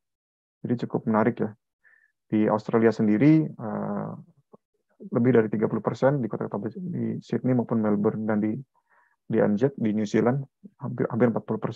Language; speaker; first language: Indonesian; native; Indonesian